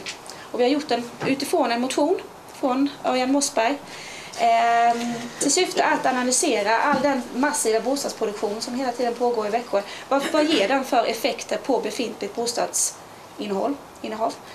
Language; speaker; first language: Swedish; native; Swedish